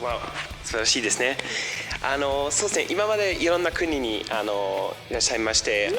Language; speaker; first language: Japanese; non-native, fluent; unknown